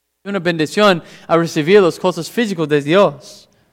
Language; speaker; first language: Spanish; non-native, fluent; English